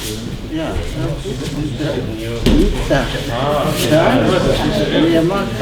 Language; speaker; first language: Dutch; non-native, learner; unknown